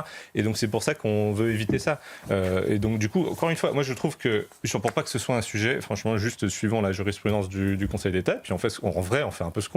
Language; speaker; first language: French; native; French